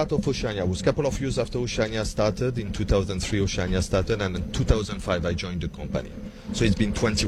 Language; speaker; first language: English; non-native, fluent; French